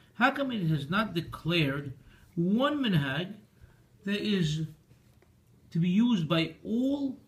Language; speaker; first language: English; native; English